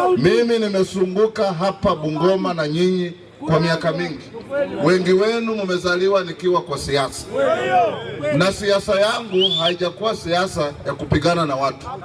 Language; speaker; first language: Swahili; non-native, local second language; Luyia